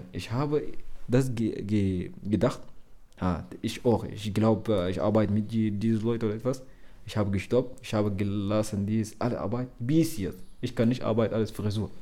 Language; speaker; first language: German; non-native, learner; Arabic